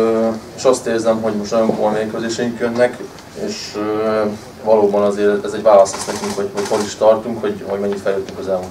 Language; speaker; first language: Hungarian; native; Hungarian